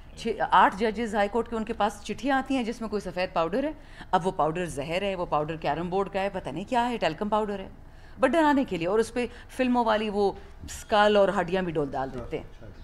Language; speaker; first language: Urdu; non-native, local second language; Pashto